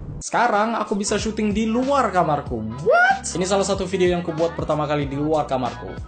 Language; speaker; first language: Indonesian; early bilingual, heritage; English